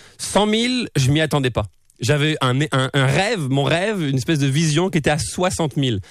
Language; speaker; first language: French; native; French